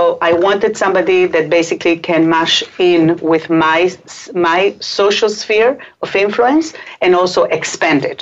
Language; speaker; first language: English; non-native, fluent; Hebrew